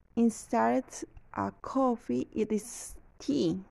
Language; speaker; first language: English; non-native, learner; Spanish